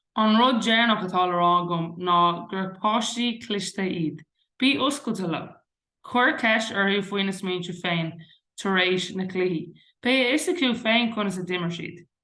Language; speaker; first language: Irish; non-native, local second language; English